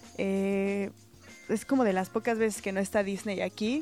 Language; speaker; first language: Spanish; native; Spanish